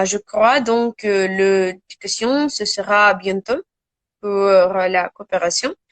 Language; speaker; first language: French; non-native, learner; Russian